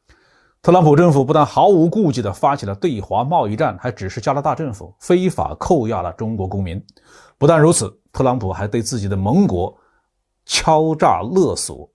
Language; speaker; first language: Chinese; native; Chinese